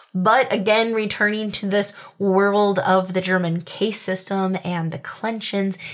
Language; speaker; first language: English; native; English